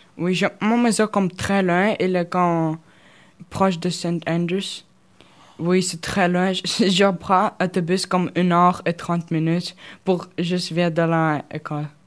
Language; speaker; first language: French; non-native, learner; Russian